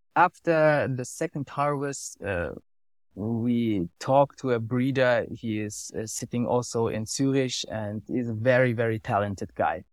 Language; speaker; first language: English; non-native, learner; German